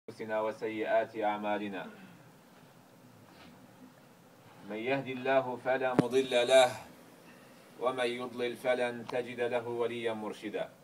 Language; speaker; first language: Arabic; native; Arabic